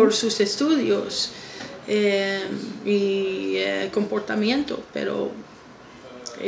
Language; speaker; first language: Spanish; non-native, fluent; English